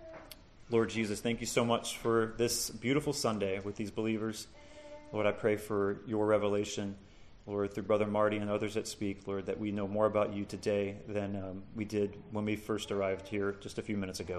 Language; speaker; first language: English; native; English